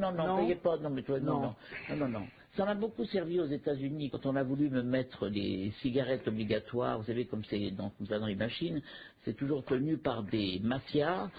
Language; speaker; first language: French; native; French